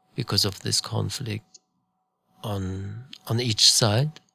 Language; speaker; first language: English; non-native, fluent; German